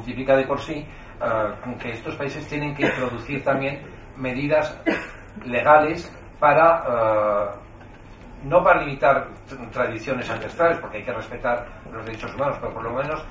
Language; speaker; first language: Spanish; native; Spanish